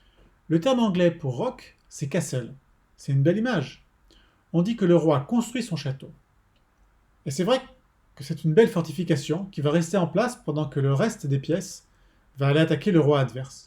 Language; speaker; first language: French; native; French